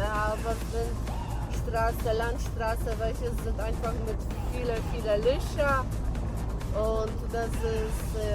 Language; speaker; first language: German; non-native, learner; Polish